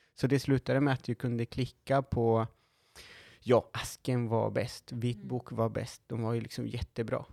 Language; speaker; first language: Swedish; non-native, fluent; Spanish